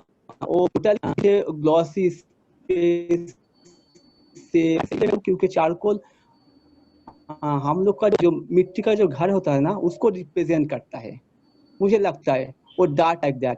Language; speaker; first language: Hindi; non-native, local second language; Bangla